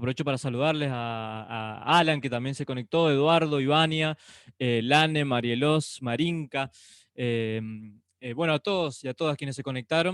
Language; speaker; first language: Spanish; native; Spanish